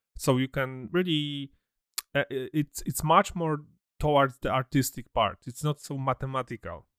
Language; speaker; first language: English; non-native, fluent; Polish